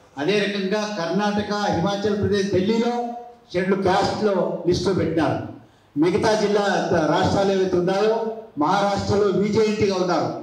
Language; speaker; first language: Telugu; non-native, local second language; Lambadi